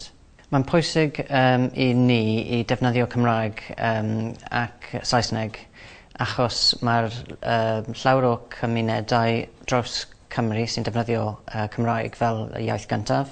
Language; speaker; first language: Welsh; non-native, local second language; English